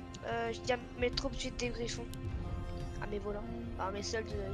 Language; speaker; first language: French; native; French